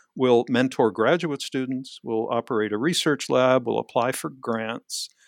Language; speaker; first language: English; native; English